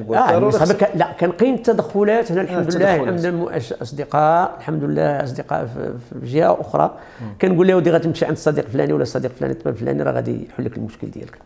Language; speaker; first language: Arabic; native; Arabic